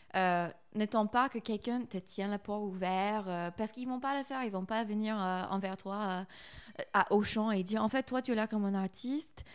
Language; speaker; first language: French; non-native, fluent; English